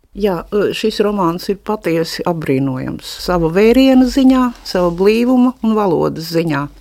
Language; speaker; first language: Latvian; native; Latvian